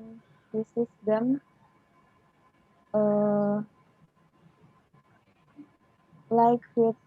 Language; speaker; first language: English; non-native, learner; Indonesian